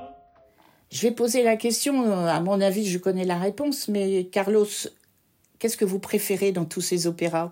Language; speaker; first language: French; native; French